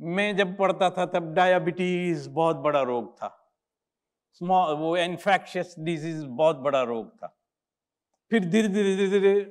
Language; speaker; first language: Hindi; non-native, local second language; Gujarati